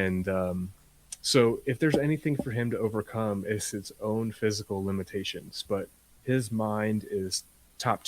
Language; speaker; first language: English; native; English